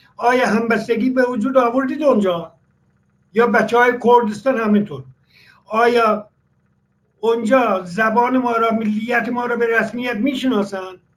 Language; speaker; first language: Persian; non-native, local second language; Azerbaijani